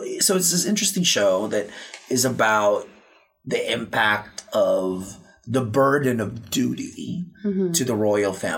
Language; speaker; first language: English; non-native, local second language; Filipino